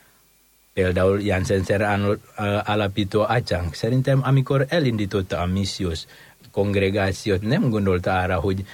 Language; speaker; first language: Hungarian; non-native, fluent; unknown